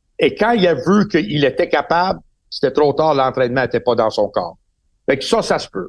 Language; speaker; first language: French; non-native, local second language; English